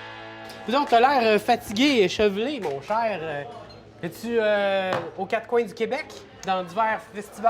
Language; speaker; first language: French; native; French